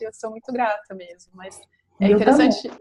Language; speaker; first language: Portuguese; native; Portuguese